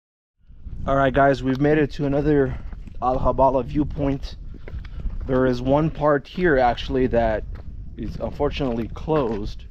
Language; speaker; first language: English; non-native, fluent; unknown